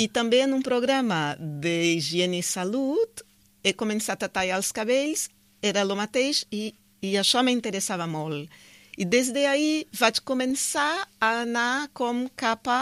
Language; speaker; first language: Catalan; non-native, fluent; Portuguese